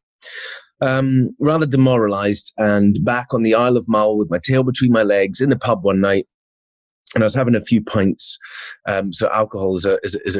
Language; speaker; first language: English; native; English